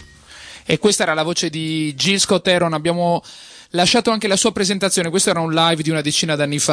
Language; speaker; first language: Italian; native; Italian